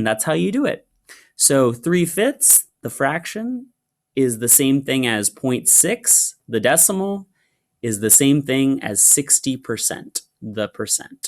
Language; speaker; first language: English; native; English